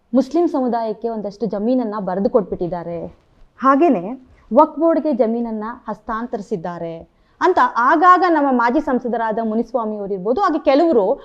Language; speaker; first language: Kannada; native; Kannada